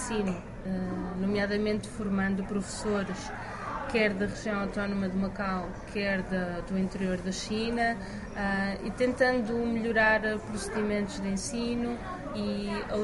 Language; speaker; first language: Portuguese; native; Portuguese